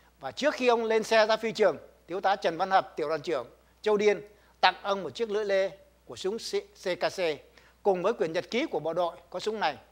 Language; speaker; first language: Vietnamese; native; Vietnamese